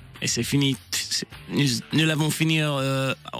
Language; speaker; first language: French; non-native, learner; English